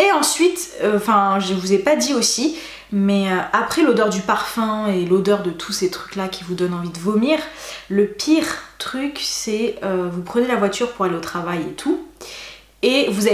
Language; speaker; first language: French; native; French